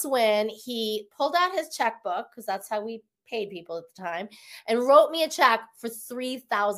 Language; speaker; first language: English; native; English